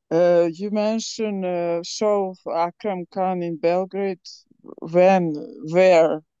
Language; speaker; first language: English; non-native, learner; Serbian